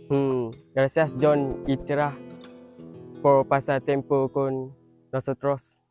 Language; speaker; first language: Spanish; non-native, learner; Malay